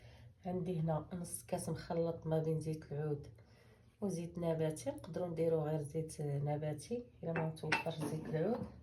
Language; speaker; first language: Arabic; native; Arabic